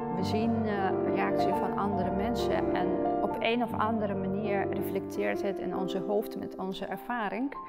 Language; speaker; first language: Dutch; non-native, fluent; Russian